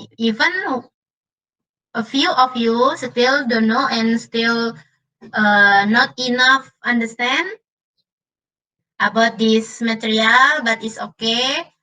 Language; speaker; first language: English; non-native, learner; Indonesian